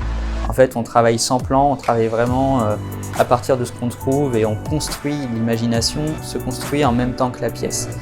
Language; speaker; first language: French; native; French